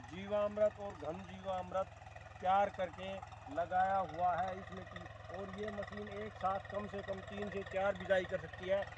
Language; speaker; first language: Hindi; native; Hindi